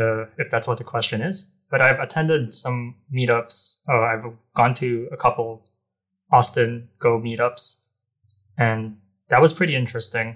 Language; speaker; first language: English; non-native, local second language; Filipino